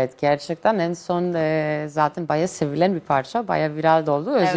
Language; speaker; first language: Turkish; non-native, fluent; Greek